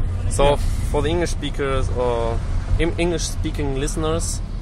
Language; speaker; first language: English; non-native, fluent; German